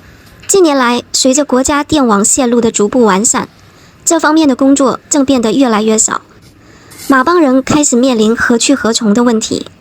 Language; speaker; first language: Chinese; native; Chinese